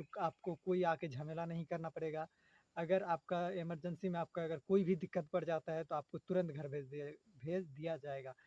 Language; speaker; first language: Hindi; native; Hindi